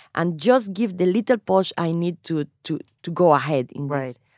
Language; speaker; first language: English; non-native, fluent; Spanish